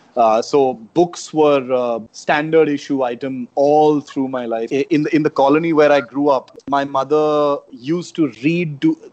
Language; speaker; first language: English; non-native, local second language; Konkani